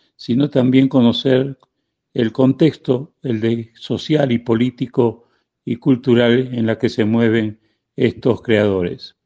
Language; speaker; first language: Spanish; native; Spanish